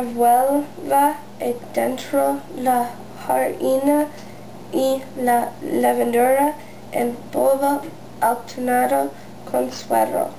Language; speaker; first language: Spanish; non-native, learner; English